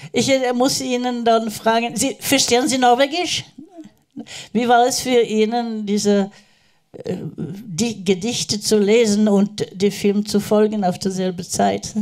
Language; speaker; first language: German; non-native, learner; Norwegian